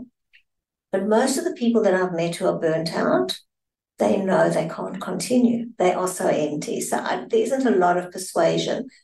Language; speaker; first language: English; native; English